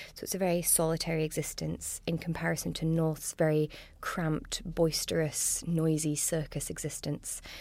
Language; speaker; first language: English; native; English